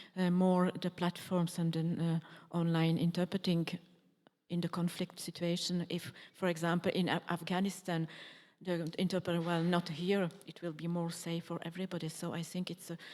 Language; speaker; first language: English; non-native, fluent; Czech